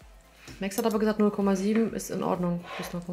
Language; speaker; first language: German; native; German